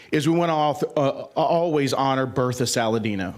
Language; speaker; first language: English; native; English